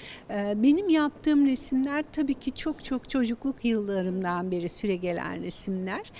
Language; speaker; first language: Turkish; native; Turkish